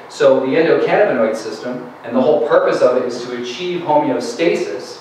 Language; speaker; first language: English; native; English